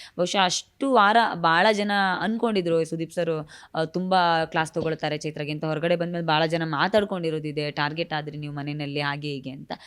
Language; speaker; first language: Kannada; native; Kannada